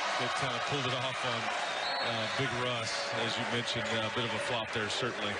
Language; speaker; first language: English; native; English